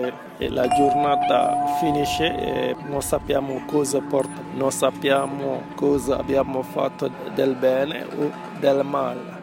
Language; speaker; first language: Italian; non-native, fluent; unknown